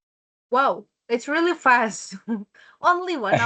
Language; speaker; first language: English; non-native, fluent; Indonesian